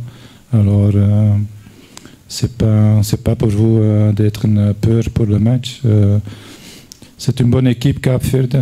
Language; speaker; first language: French; non-native, learner; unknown